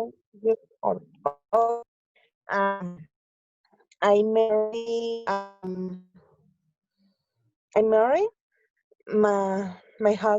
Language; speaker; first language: English; non-native, learner; Spanish